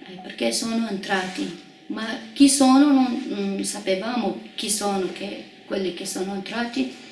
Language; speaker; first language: Italian; non-native, fluent; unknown